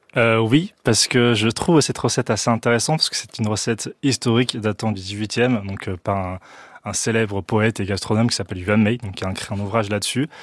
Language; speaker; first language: French; early bilingual, other home language; Chinese